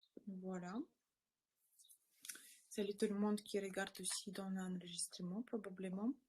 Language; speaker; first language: French; non-native, learner; Russian